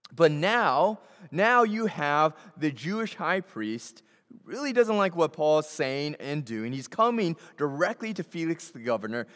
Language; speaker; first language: English; native; English